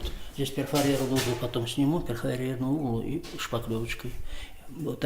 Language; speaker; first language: Russian; native; Russian